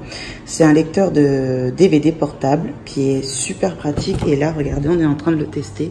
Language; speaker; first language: French; native; French